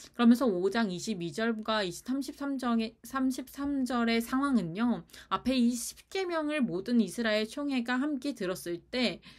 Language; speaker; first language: Korean; native; Korean